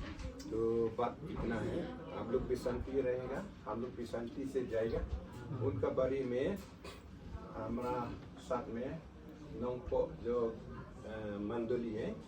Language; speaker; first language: Hindi; non-native, local second language; Khasi